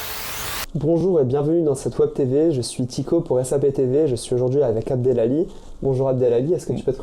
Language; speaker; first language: French; native; French